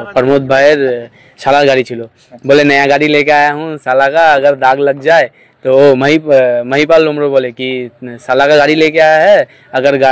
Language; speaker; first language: Hindi; non-native, local second language; Bangla